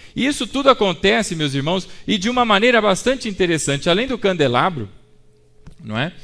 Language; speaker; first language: Portuguese; native; Portuguese